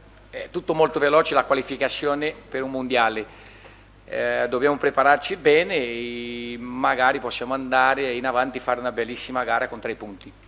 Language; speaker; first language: Italian; non-native, fluent; Portuguese